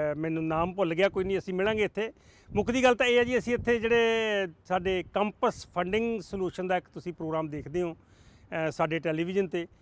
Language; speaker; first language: Punjabi; native; Punjabi